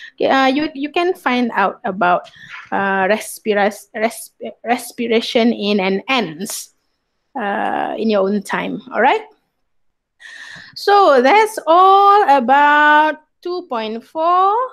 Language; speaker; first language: English; non-native, local second language; Malay